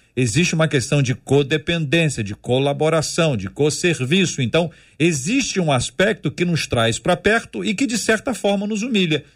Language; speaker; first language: Portuguese; native; Portuguese